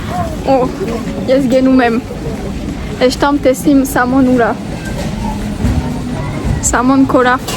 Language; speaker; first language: Armenian; early bilingual, heritage; Armenian